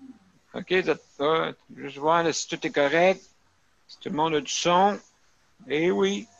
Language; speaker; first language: French; native; French